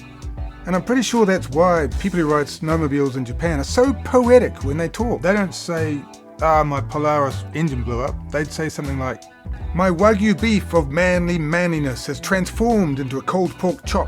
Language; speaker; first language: English; native; English